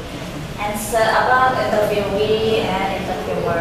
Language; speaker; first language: English; non-native, learner; Indonesian